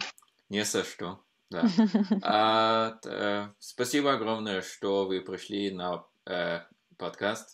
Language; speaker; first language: Russian; non-native, fluent; Norwegian